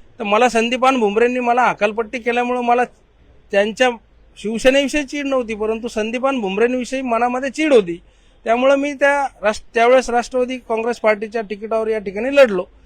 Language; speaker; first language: Marathi; native; Marathi